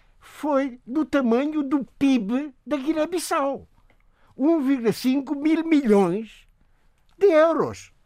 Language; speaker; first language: Portuguese; non-native, local second language; Upper Guinea Crioulo